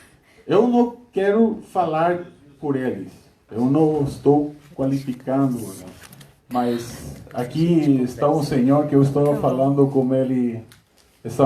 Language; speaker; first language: Portuguese; non-native, fluent; Spanish